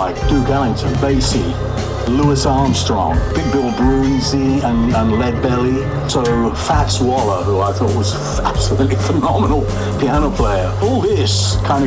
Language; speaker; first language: English; native; English